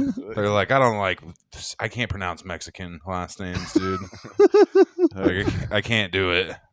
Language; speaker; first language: English; native; English